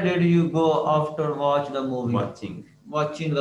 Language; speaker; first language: English; non-native, local second language; Urdu